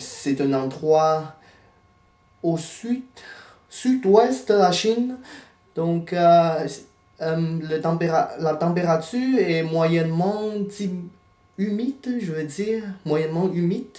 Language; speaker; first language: French; non-native, fluent; Chinese